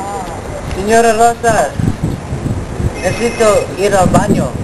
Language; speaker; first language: Spanish; non-native, learner; English